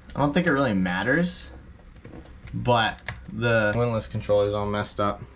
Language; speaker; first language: English; native; English